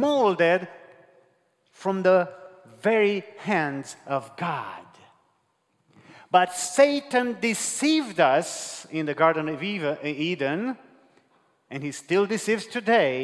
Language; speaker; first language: English; non-native, fluent; Romanian